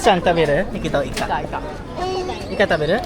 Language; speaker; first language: Japanese; non-native, fluent; Filipino